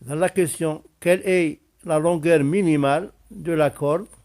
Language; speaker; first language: French; non-native, local second language; Arabic